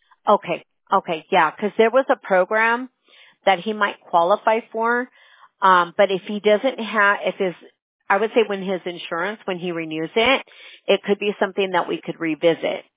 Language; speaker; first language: English; early bilingual, other home language; Spanish